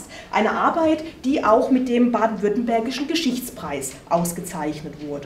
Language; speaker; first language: German; native; German